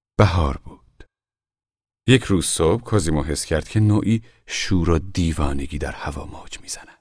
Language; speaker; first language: Persian; native; Persian